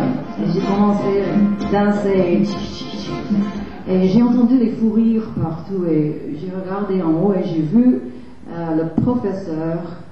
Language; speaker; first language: French; non-native, fluent; English